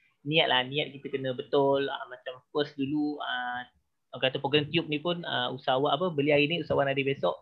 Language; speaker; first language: Malay; native; Malay